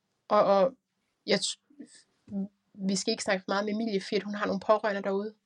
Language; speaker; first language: Danish; native; Danish